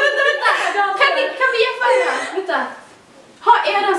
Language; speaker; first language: Swedish; early bilingual, other home language; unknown